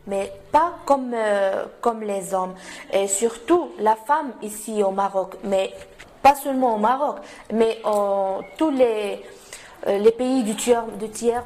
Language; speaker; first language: French; non-native, local second language; Arabic